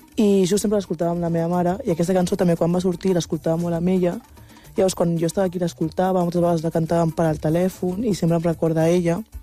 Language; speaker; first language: Catalan; early bilingual, other home language; Wolof